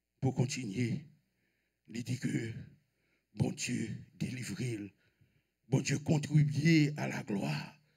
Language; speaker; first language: French; non-native, local second language; Haitian Creole